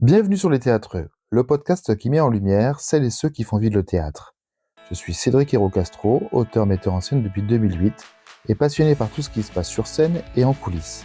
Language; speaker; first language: French; native; French